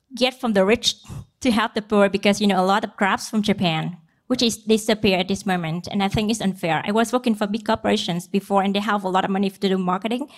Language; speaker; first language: English; non-native, learner; Vietnamese